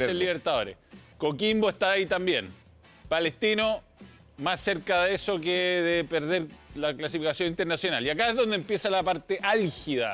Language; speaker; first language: Spanish; native; Spanish